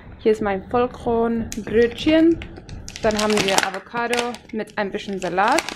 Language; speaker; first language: German; non-native, fluent; Finnish